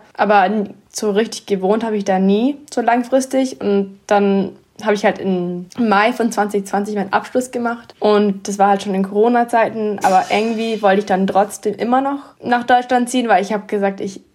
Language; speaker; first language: German; early bilingual, heritage; English